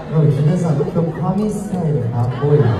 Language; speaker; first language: Japanese; non-native, learner; Korean